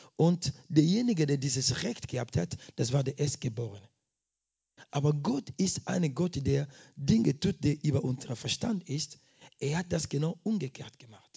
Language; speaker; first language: German; non-native, fluent; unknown